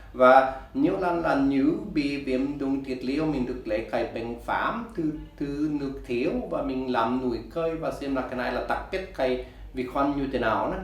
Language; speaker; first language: Vietnamese; non-native, learner; Swedish